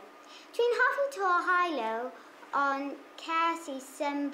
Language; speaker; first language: Welsh; non-native, learner; English